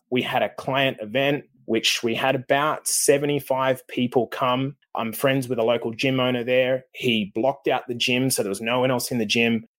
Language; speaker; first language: English; native; English